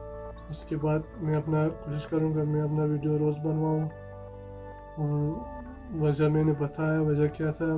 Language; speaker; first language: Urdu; non-native, fluent; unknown